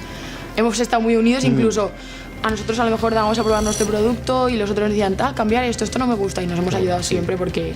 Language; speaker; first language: Spanish; native; Spanish